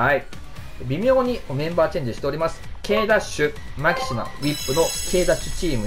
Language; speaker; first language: Japanese; native; Japanese